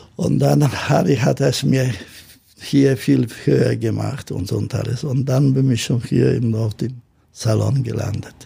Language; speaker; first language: German; non-native, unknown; Polish